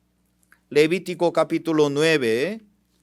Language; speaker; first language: Spanish; non-native, fluent; Korean